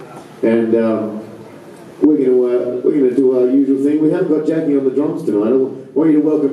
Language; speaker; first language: English; native; English